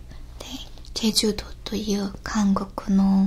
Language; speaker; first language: Japanese; non-native, learner; Korean